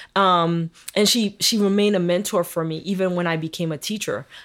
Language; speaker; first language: English; early bilingual, other home language; Haitian Creole